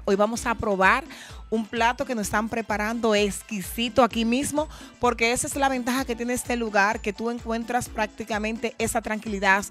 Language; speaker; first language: Spanish; native; Spanish